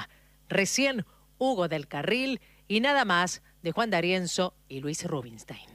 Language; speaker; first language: Spanish; native; Spanish